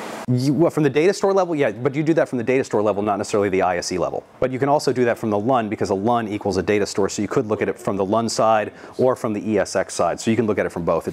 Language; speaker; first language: English; native; English